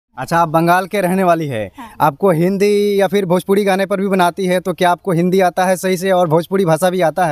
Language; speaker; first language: Hindi; native; Hindi